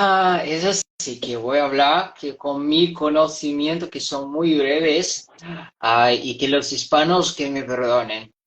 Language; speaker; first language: Spanish; non-native, fluent; Portuguese